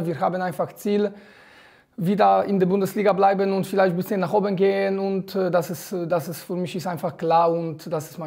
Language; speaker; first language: German; non-native, fluent; Polish